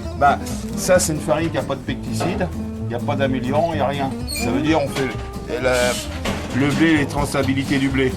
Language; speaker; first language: French; native; French